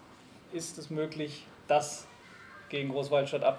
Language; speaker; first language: German; native; German